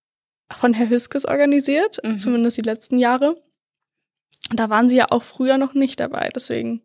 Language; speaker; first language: German; native; German